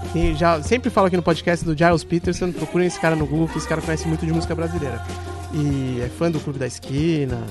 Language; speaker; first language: Portuguese; native; Portuguese